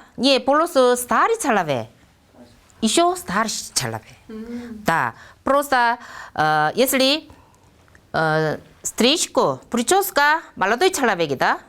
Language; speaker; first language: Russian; non-native, learner; Korean